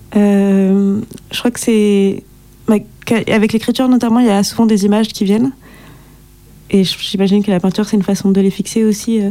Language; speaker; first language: French; native; French